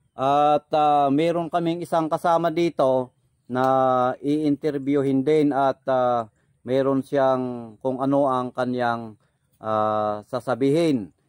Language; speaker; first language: Filipino; non-native, local second language; Iloko